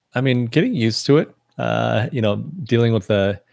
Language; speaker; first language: English; early bilingual, other home language; Chinese